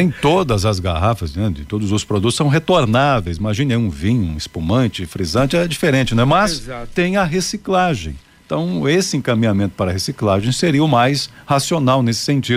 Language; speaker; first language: Portuguese; native; Portuguese